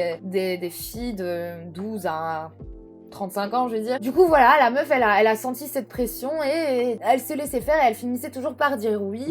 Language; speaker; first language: French; native; French